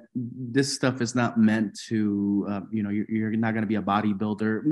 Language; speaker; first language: English; non-native, fluent; Spanish